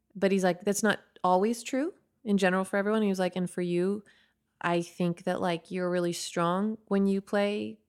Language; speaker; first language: English; native; English